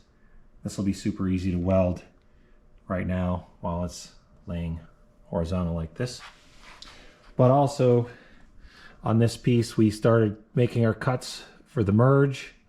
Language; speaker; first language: English; native; English